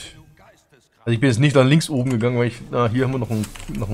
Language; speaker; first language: German; native; German